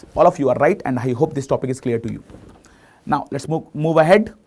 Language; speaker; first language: English; non-native, local second language; Hindi